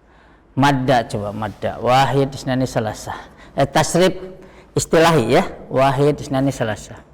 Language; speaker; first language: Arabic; non-native, fluent; Indonesian